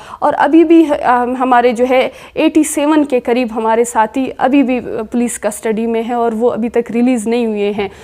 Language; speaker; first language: Urdu; non-native, local second language; Baluchi